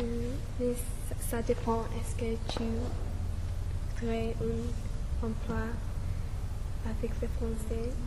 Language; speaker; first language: French; non-native, learner; English